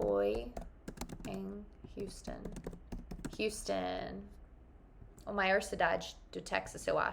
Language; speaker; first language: Portuguese; non-native, fluent; English